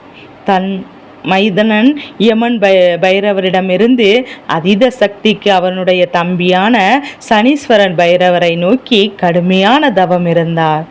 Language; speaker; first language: Tamil; native; Tamil